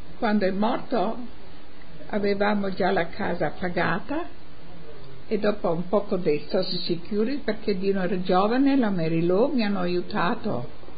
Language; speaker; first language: Italian; non-native, local second language; Friulian